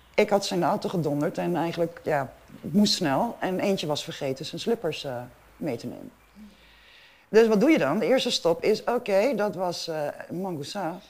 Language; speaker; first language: Dutch; non-native, local second language; Papiamento